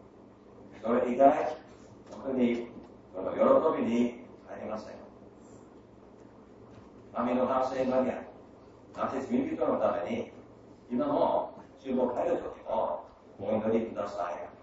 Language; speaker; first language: Japanese; non-native, fluent; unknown